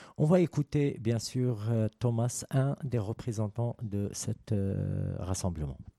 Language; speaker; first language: French; non-native, fluent; Arabic